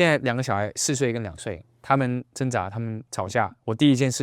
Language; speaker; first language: Chinese; native; Chinese